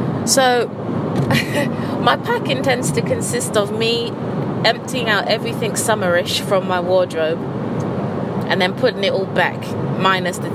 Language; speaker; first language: English; native; English